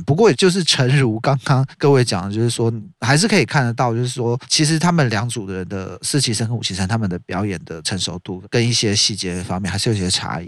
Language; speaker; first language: Chinese; native; Chinese